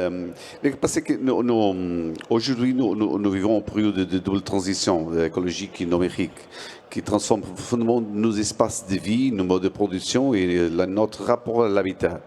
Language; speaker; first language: French; non-native, learner; Portuguese